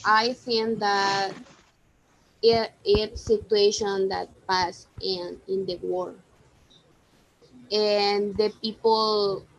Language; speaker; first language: English; non-native, learner; Spanish